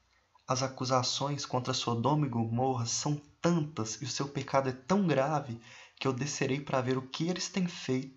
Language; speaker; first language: Portuguese; native; Portuguese